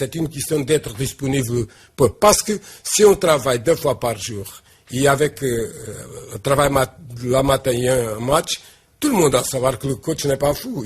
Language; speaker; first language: French; non-native, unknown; Portuguese